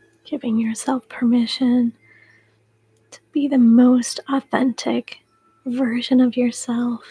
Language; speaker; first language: English; native; English